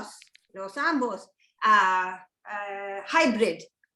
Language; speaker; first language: Spanish; non-native, learner; English